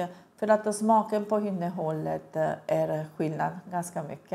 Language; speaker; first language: Swedish; non-native, fluent; Italian